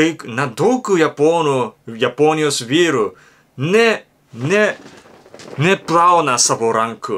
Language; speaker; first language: Lithuanian; non-native, learner; Japanese